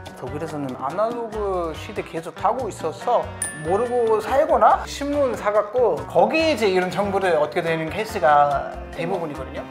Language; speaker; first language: Korean; non-native, fluent; German